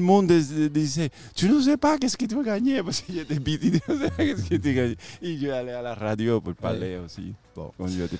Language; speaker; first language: French; non-native, fluent; Spanish